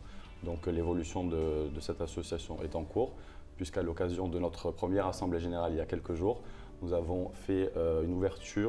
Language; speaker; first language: French; native; French